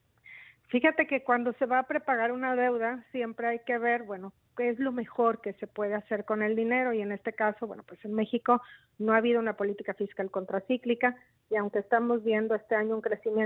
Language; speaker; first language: Spanish; native; Spanish